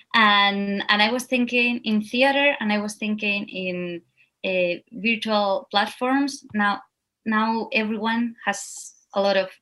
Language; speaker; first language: English; non-native, fluent; Spanish